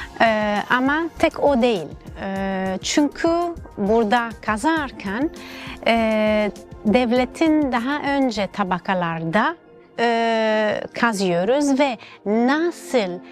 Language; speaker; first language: Turkish; non-native, learner; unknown